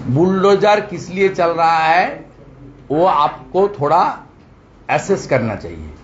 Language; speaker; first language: Hindi; non-native, local second language; Bangla